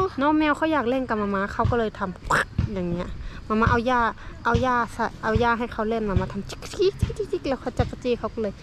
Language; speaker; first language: Thai; native; Thai